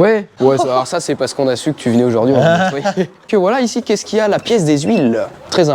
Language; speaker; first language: French; native; French